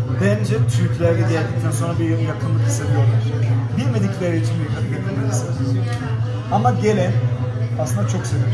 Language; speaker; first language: Turkish; early bilingual, heritage; German